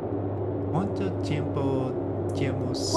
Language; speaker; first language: Portuguese; non-native, learner; English